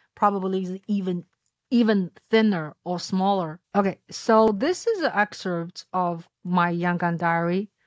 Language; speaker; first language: English; non-native, fluent; Chinese